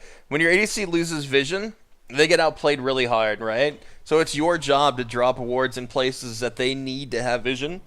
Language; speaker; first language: English; native; English